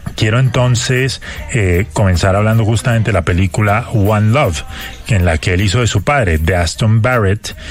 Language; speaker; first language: Spanish; native; Spanish